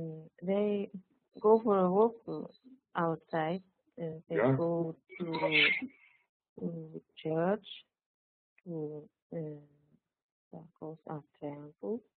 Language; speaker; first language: English; non-native, learner; Tuvinian